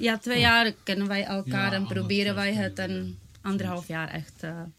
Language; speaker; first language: Dutch; non-native, fluent; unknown